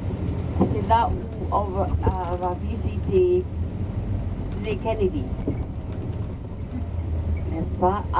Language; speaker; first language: French; non-native, fluent; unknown